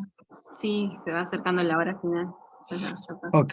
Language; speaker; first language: Spanish; native; Spanish